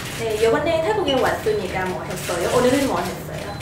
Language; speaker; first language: Korean; non-native, fluent; Thai